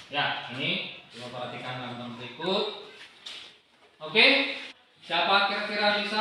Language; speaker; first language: Indonesian; native; Indonesian